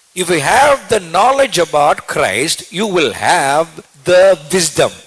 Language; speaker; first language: English; non-native, local second language; Tamil